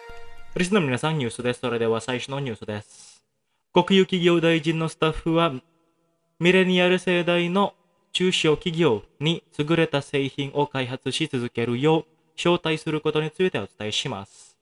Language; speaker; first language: Japanese; non-native, fluent; Indonesian